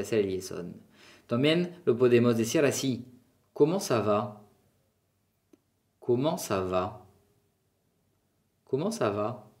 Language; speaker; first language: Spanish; non-native, fluent; French